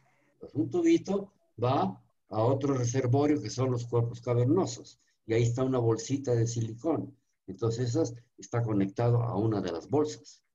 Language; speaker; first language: Spanish; native; Spanish